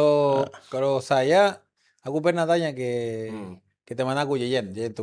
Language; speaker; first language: Indonesian; non-native, fluent; Spanish